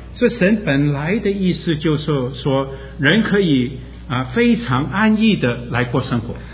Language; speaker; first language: Chinese; non-native, local second language; Wu Chinese